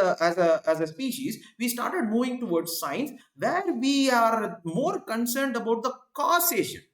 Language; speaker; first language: English; non-native, local second language; Tamil